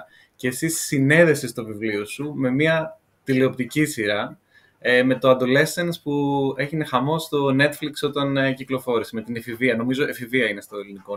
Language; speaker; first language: Greek; native; Greek